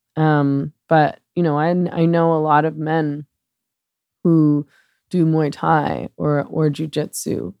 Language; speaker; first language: English; native; English